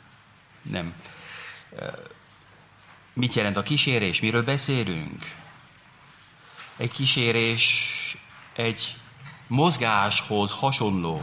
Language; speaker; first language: Hungarian; non-native, fluent; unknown